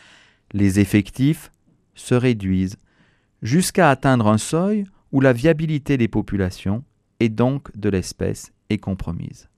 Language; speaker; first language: French; native; French